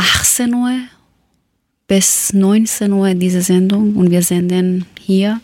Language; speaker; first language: German; non-native, learner; Persian